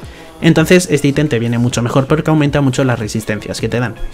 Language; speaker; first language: Spanish; native; Spanish